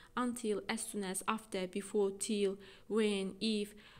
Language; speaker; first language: English; non-native, fluent; Azerbaijani